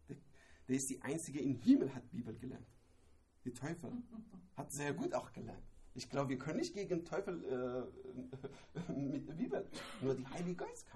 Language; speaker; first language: German; non-native, learner; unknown